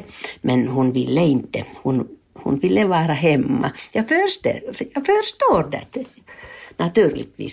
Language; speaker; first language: Swedish; non-native, learner; Finnish